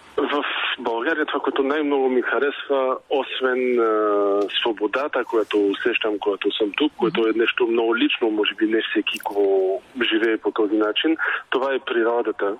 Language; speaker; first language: Bulgarian; non-native, fluent; French